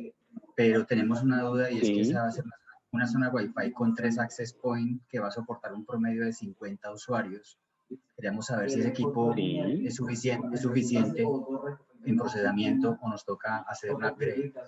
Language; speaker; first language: Spanish; native; Spanish